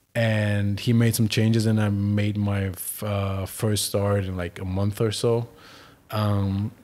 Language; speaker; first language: English; non-native, fluent; German